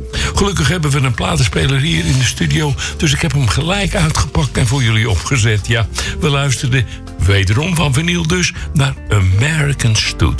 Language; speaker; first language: Dutch; native; Dutch